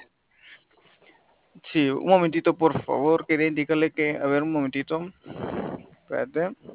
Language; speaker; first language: Spanish; native; Spanish